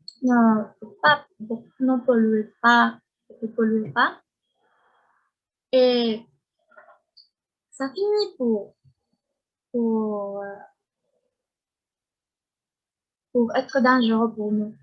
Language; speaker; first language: French; non-native, learner; Spanish